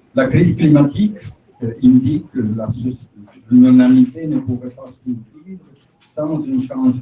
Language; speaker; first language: French; native; French